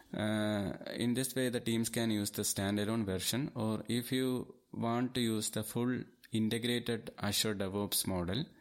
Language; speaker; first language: English; non-native, local second language; Malayalam